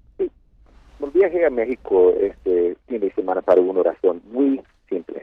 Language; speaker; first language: Spanish; early bilingual, heritage; Spanish